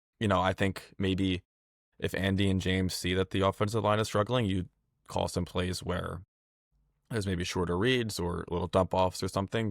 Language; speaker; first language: English; native; English